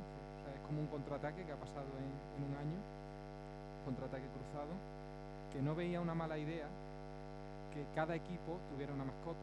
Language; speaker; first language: Spanish; native; Spanish